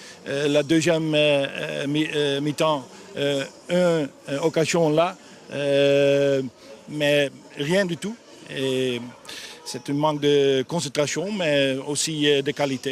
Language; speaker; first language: French; non-native, learner; Dutch